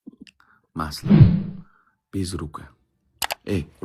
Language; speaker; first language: Russian; non-native, learner; Uzbek